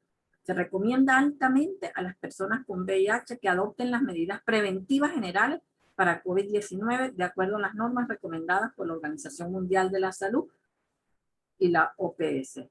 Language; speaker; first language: Spanish; native; Spanish